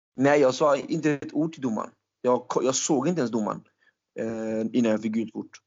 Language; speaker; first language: Swedish; early bilingual, other home language; Turkish